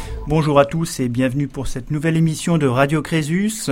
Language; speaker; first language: French; native; French